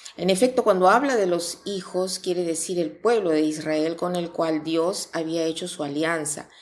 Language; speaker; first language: Spanish; non-native, fluent; Italian